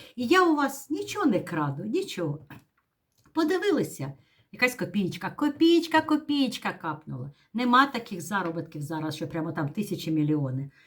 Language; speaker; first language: Ukrainian; native; Ukrainian